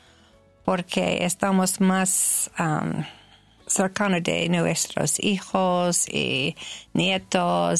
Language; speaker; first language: Spanish; non-native, learner; English